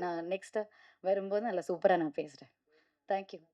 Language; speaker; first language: Tamil; non-native, learner; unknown